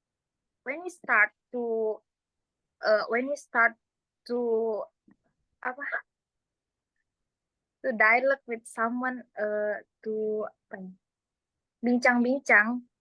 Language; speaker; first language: English; non-native, learner; Indonesian